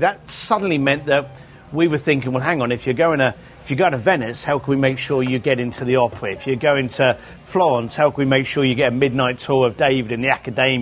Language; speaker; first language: English; native; English